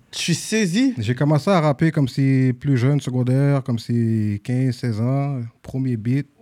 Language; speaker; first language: French; native; French